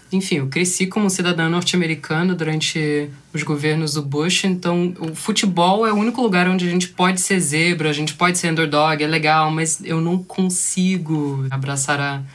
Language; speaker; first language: Portuguese; non-native, fluent; English